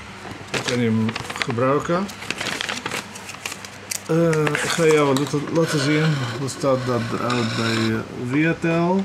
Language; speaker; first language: Dutch; non-native, learner; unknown